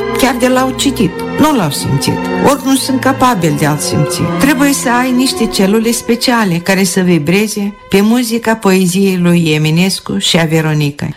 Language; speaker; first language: Romanian; non-native, local second language; Russian